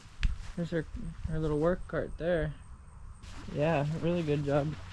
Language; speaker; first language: English; native; English